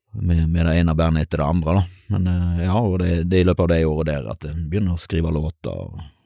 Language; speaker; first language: Norwegian; native; Norwegian